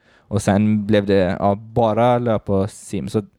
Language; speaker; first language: Swedish; early bilingual, other home language; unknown